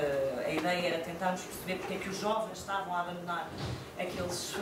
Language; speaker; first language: Portuguese; native; Portuguese